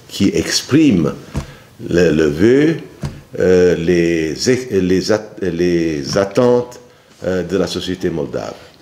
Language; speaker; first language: French; non-native, fluent; Italian